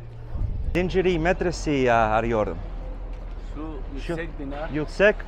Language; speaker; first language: Turkish; non-native, learner; English